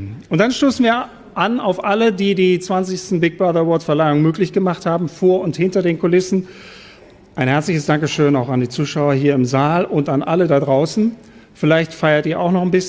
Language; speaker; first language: German; native; German